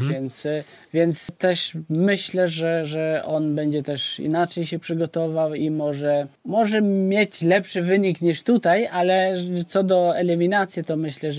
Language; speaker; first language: Polish; non-native, fluent; Albanian